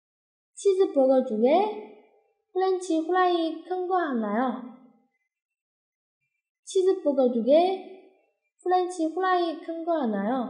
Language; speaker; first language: Korean; non-native, fluent; Chinese